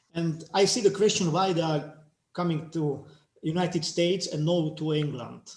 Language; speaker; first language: English; non-native, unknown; Slovak